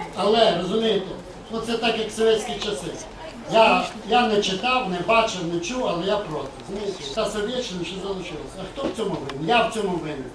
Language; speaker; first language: Ukrainian; native; Ukrainian